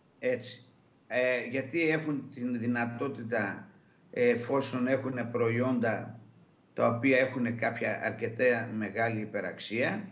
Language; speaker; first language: Greek; native; Greek